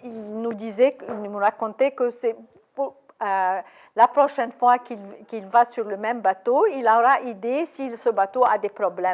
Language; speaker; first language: French; non-native, fluent; Arabic